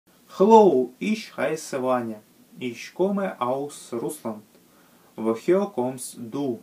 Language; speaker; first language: German; non-native, learner; Russian